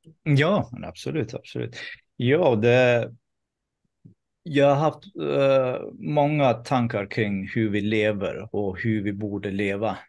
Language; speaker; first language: Swedish; non-native, fluent; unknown